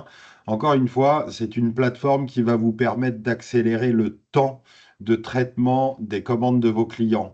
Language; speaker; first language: French; native; French